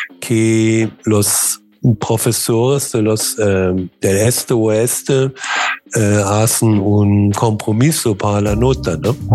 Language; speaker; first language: Spanish; non-native, learner; German